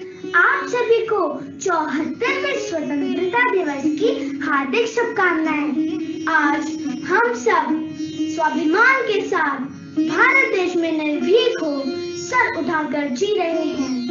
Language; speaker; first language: Hindi; native; Hindi